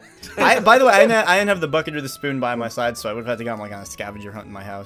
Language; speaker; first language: English; native; English